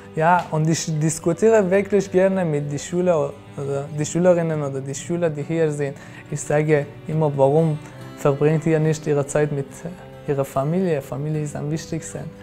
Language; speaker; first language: German; non-native, learner; Persian